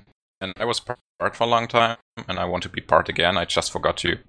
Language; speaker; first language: English; non-native, fluent; German